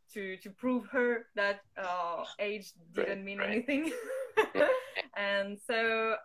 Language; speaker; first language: English; non-native, fluent; French